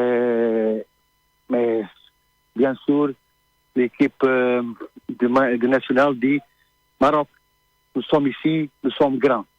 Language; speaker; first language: French; non-native, learner; Portuguese